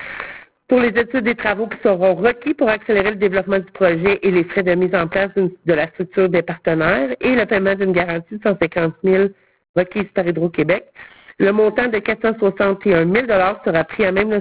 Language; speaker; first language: French; native; French